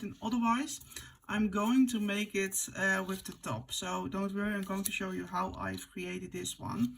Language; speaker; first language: English; non-native, fluent; Dutch